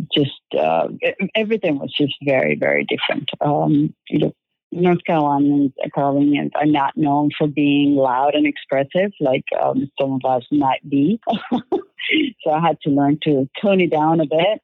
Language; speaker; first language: English; non-native, fluent; Spanish